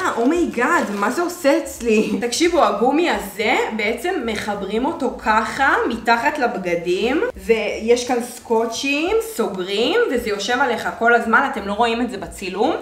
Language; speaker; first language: Hebrew; native; Hebrew